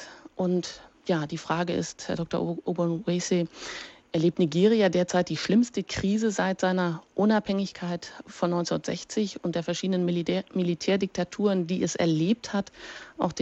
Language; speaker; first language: German; native; German